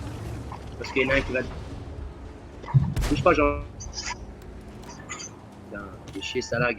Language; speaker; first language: French; native; French